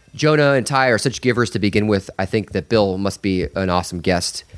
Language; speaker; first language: English; native; English